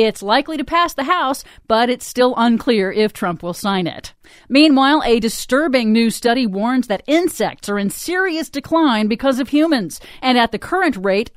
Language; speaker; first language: English; native; English